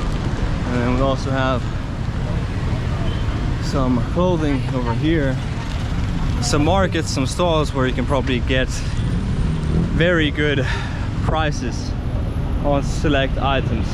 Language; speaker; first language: English; non-native, fluent; Finnish